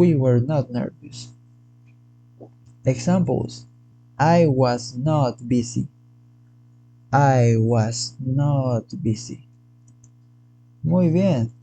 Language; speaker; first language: English; non-native, fluent; Spanish